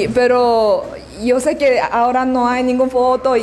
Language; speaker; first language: Spanish; non-native, learner; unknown